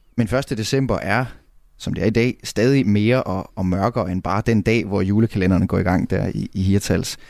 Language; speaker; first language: Danish; native; Danish